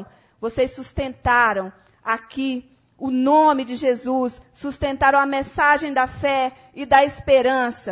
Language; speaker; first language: Portuguese; native; Portuguese